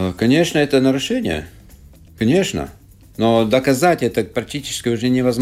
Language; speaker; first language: Russian; non-native, local second language; Latvian